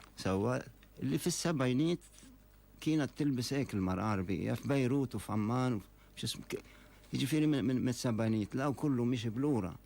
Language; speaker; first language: Maltese; non-native, fluent; Arabic